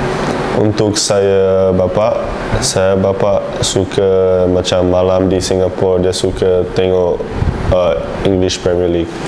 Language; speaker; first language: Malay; non-native, learner; English